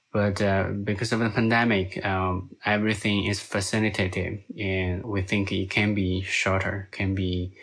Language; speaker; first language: English; non-native, fluent; Chinese